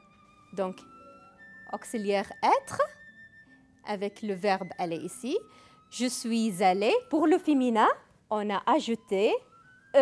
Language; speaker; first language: French; non-native, fluent; Arabic